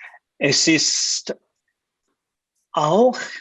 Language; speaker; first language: German; non-native, fluent; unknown